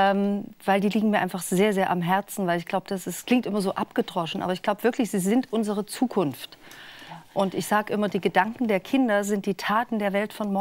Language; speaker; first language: German; native; German